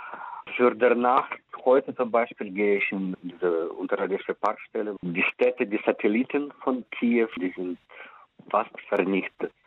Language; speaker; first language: German; non-native, fluent; Ukrainian